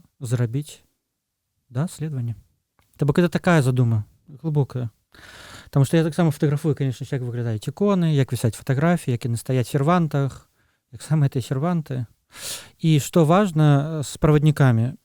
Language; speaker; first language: Belarusian; non-native, local second language; Russian